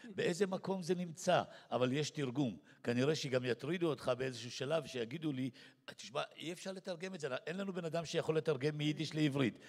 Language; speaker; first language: Hebrew; native; Hebrew